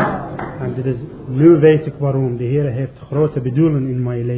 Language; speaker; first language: Dutch; non-native, learner; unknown